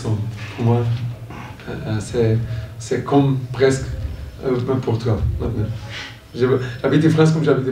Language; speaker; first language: French; non-native, fluent; Portuguese